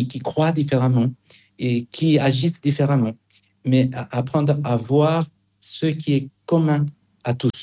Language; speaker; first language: French; non-native, fluent; Spanish